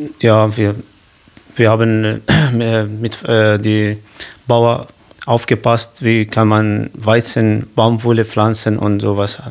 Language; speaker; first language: German; non-native, learner; Kurdish